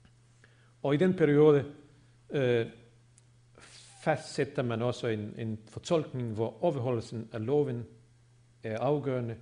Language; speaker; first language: Swedish; non-native, fluent; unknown